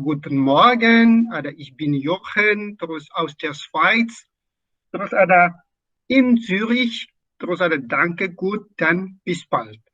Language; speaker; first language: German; non-native, fluent; Indonesian